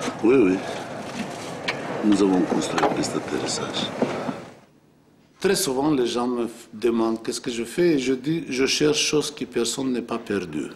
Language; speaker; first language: French; non-native, fluent; Bulgarian